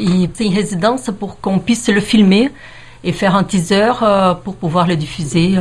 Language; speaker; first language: French; non-native, fluent; Portuguese